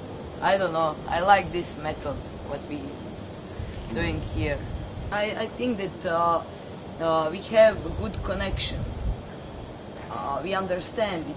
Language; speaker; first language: English; non-native, learner; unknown